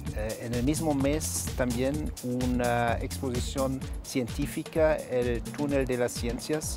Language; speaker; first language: Spanish; non-native, fluent; German